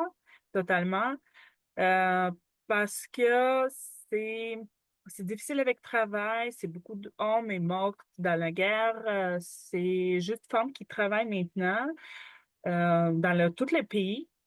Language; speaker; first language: French; non-native, learner; Ukrainian